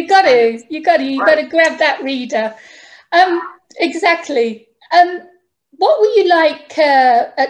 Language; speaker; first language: English; native; English